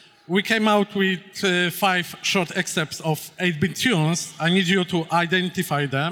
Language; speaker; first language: English; non-native, fluent; Polish